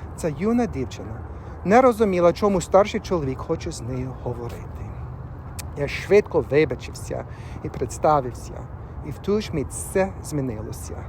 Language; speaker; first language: Ukrainian; non-native, learner; English